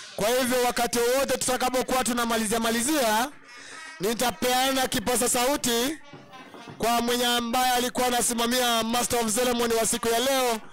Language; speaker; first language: Swahili; non-native, local second language; Gusii